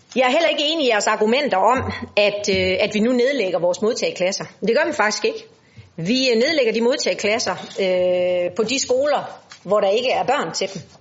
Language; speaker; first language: Danish; native; Danish